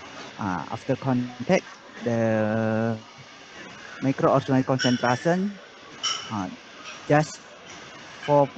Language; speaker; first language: English; non-native, learner; Indonesian